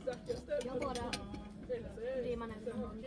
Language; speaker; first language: Swedish; early bilingual, other home language; Thai